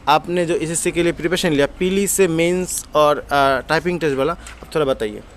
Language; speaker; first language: Hindi; non-native, local second language; Bangla